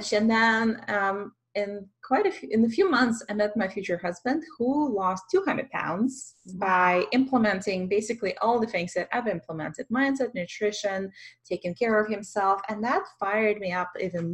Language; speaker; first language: English; non-native, fluent; Russian